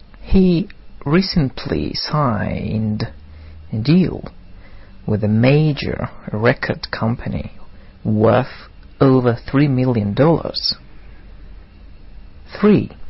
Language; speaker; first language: English; non-native, fluent; Russian